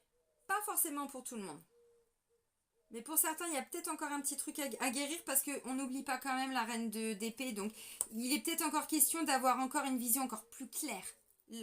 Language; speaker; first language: French; native; French